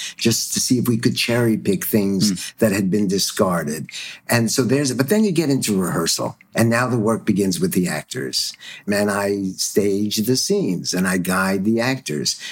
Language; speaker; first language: English; early bilingual, other home language; German